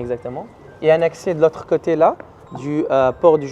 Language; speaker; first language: French; non-native, learner; Arabic